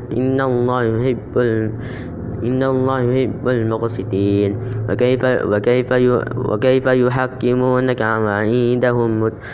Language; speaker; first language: Arabic; non-native, learner; Indonesian